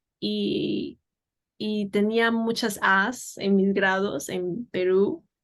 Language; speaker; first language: Spanish; native; Spanish